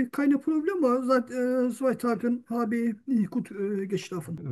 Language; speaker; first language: German; non-native, learner; Turkish